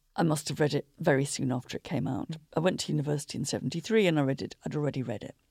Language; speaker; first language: English; native; English